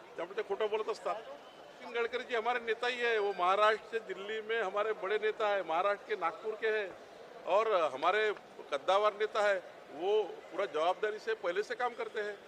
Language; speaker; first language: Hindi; non-native, local second language; Marathi